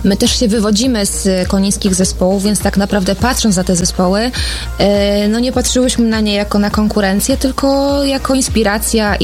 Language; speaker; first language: Polish; native; Polish